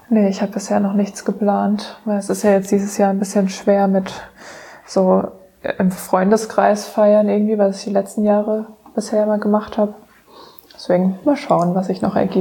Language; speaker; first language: German; native; German